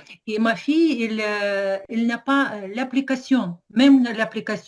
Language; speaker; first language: French; non-native, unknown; Ukrainian